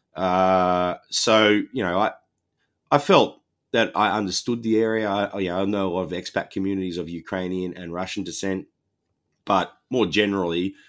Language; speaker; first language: English; native; English